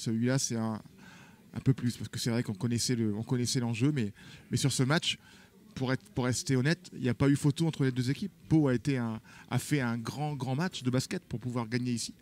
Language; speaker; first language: French; native; French